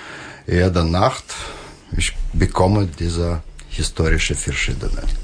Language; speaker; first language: German; non-native, learner; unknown